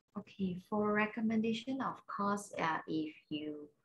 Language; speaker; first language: English; non-native, local second language; Cantonese